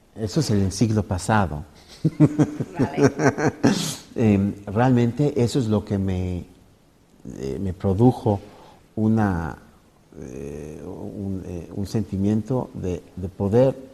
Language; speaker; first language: Spanish; native; Spanish